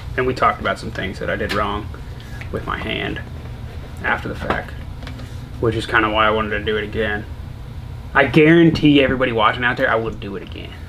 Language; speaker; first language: English; native; English